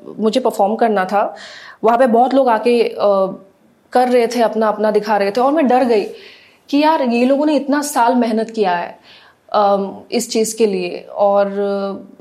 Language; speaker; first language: Hindi; non-native, local second language; Assamese